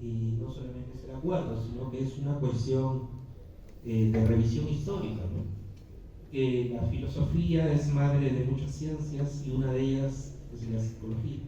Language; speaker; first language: Spanish; native; Spanish